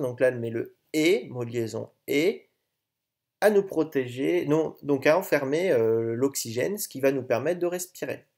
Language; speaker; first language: French; native; French